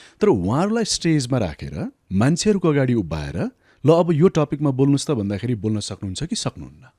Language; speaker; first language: Nepali; native; Nepali